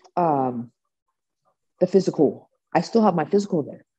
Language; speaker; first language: English; native; English